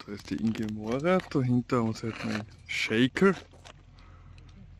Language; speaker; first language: German; native; German